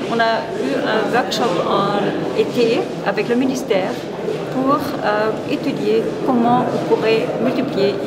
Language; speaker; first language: French; non-native, fluent; Spanish